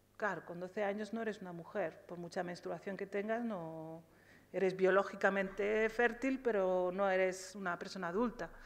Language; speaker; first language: Spanish; early bilingual, other home language; Riffian